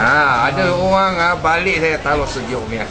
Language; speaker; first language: Indonesian; non-native, local second language; Chinese